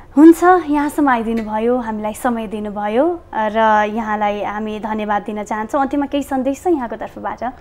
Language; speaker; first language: Nepali; native; Nepali